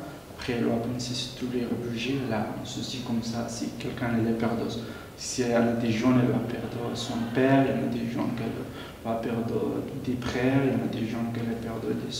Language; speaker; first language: French; non-native, learner; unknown